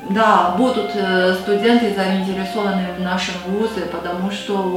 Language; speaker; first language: Russian; non-native, fluent; Chinese